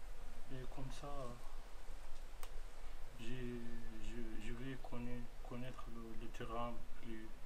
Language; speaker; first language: French; non-native, learner; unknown